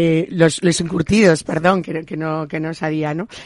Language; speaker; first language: Spanish; native; Spanish